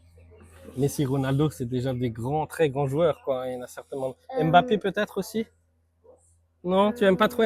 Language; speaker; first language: French; native; French